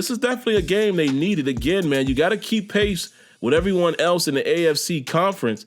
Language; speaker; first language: English; native; English